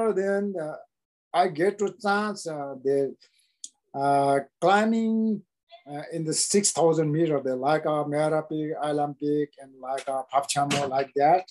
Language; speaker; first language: English; non-native, local second language; Sherpa